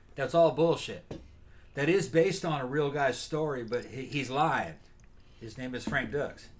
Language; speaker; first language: English; native; English